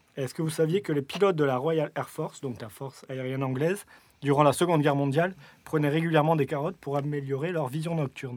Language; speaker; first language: French; native; French